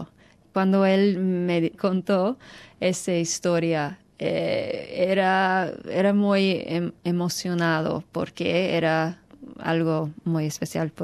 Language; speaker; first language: Spanish; non-native, fluent; English